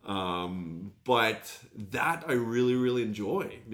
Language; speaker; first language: English; non-native, fluent; French